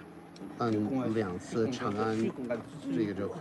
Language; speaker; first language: Chinese; non-native, fluent; English